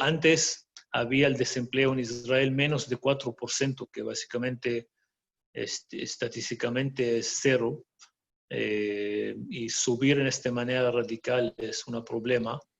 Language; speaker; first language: Spanish; non-native, fluent; Arabic